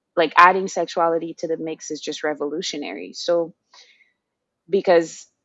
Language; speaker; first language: English; non-native, fluent; Haitian Creole